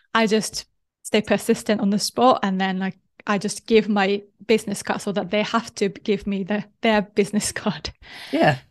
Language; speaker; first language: English; non-native, fluent; Japanese